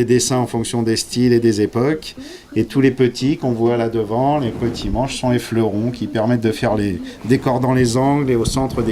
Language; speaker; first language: French; native; French